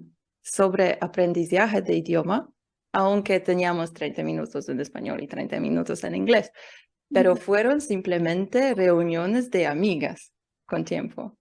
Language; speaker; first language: Spanish; non-native, learner; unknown